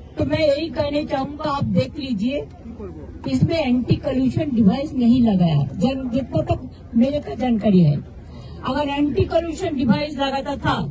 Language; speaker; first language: Hindi; non-native, local second language; Bangla